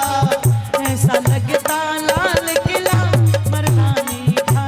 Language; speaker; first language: Hindi; native; Hindi